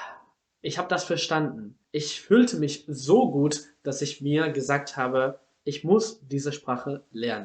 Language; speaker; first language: German; non-native, fluent; Spanish